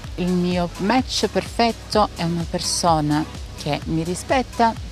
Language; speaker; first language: Italian; non-native, fluent; Portuguese